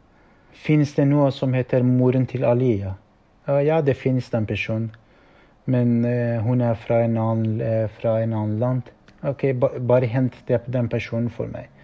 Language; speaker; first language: Norwegian; non-native, fluent; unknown